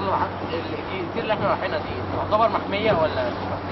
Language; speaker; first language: Arabic; native; Arabic